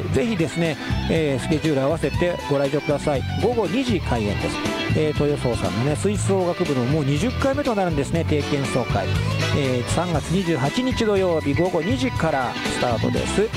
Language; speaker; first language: Japanese; native; Japanese